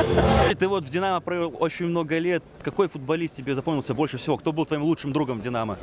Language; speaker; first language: Russian; native; Russian